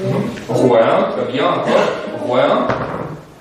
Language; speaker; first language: French; non-native, fluent; Russian